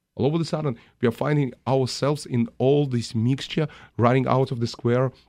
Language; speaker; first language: English; non-native, fluent; Russian